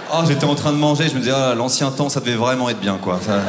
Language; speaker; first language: French; native; French